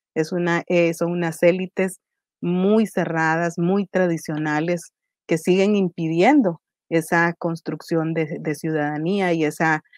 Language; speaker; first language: Spanish; native; Spanish